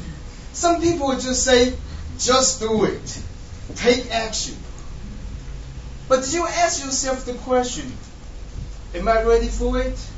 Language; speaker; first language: English; non-native, fluent; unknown